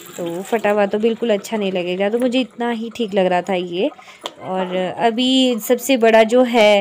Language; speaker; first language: Hindi; native; Hindi